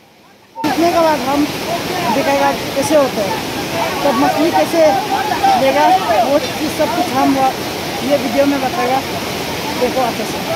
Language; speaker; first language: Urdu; non-native, local second language; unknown